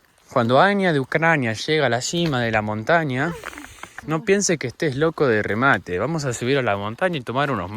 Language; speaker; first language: Spanish; native; Spanish